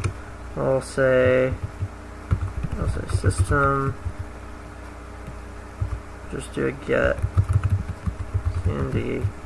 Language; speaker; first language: English; native; English